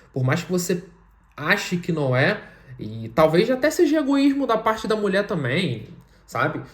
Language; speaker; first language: Portuguese; native; Portuguese